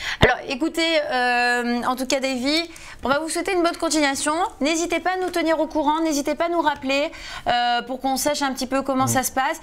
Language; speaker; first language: French; native; French